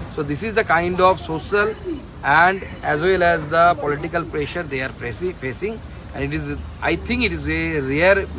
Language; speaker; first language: English; non-native, local second language; Bangla